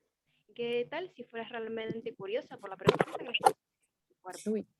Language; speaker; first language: Spanish; native; Spanish